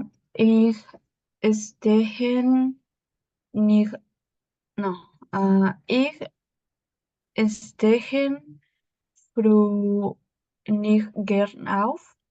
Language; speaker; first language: German; non-native, learner; Spanish